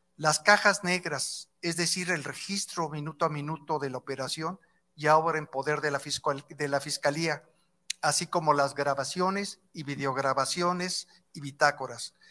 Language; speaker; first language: Spanish; native; Spanish